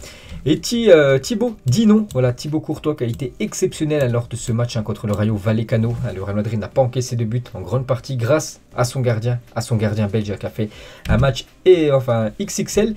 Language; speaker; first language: French; native; French